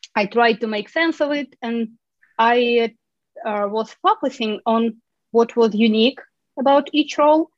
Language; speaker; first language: English; non-native, fluent; Ukrainian